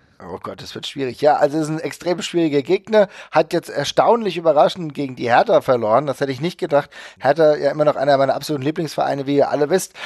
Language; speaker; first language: German; native; German